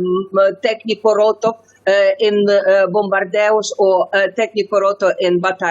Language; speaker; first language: Spanish; non-native, learner; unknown